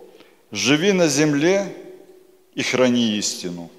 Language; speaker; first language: Polish; non-native, learner; Russian